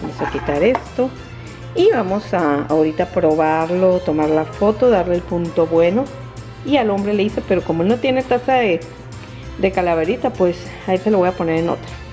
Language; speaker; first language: Spanish; native; Spanish